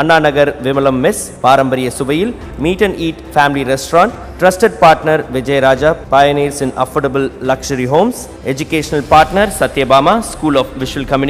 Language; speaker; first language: Tamil; native; Tamil